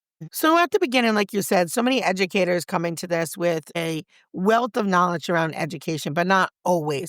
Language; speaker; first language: English; native; English